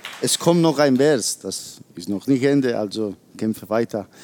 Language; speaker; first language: German; non-native, fluent; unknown